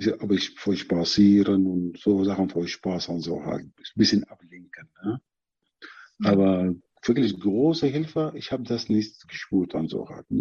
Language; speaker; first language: German; non-native, learner; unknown